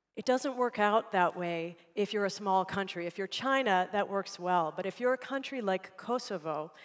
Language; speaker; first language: English; native; English